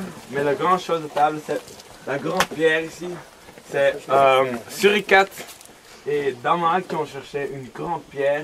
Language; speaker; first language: French; non-native, local second language; Dutch